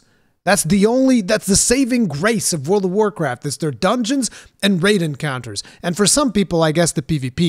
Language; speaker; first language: English; native; English